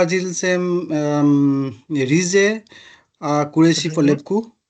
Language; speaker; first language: Czech; non-native, learner; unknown